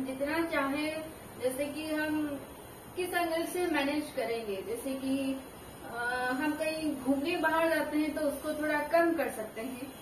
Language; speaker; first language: Hindi; non-native, local second language; Odia